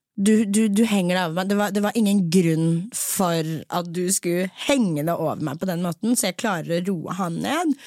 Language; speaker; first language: Norwegian; early bilingual, other home language; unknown